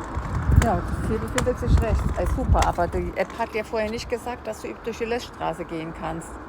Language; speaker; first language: German; native; German